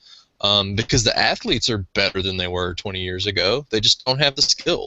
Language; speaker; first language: English; native; English